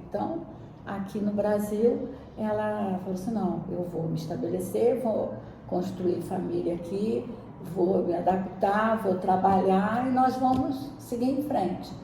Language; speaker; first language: Portuguese; native; Portuguese